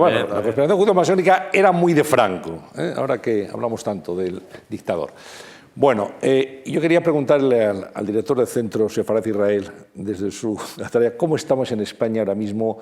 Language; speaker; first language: Spanish; native; Spanish